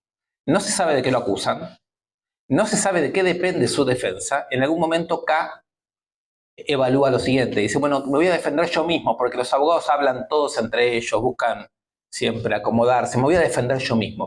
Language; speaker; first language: Spanish; native; Spanish